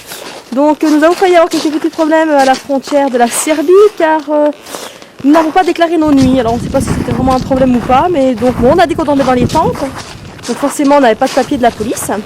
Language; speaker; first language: French; native; French